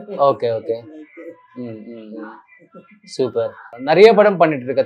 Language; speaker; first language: Tamil; non-native, fluent; Telugu